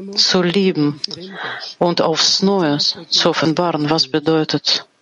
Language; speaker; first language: German; non-native, fluent; Portuguese